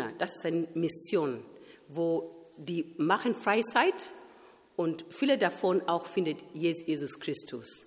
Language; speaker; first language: German; non-native, fluent; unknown